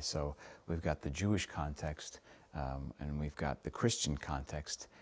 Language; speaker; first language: English; native; English